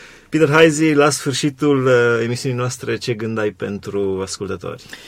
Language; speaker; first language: Romanian; native; Romanian